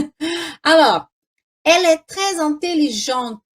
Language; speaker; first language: French; non-native, fluent; Portuguese